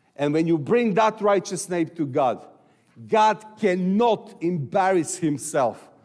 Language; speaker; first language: English; non-native, fluent; Serbian